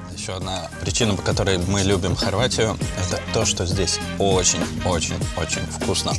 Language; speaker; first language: Russian; native; Russian